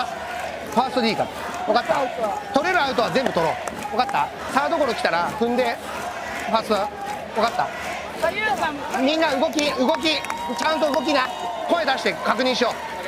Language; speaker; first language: Japanese; native; Japanese